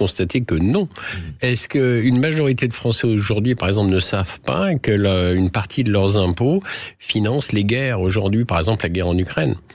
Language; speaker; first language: French; native; French